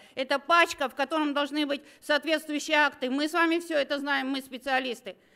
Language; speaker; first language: Russian; native; Russian